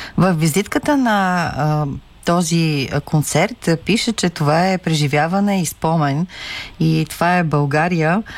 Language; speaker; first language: Bulgarian; native; Bulgarian